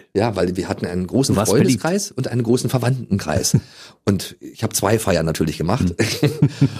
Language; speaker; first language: German; native; German